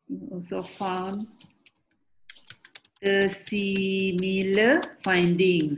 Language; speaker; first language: English; non-native, local second language; Malay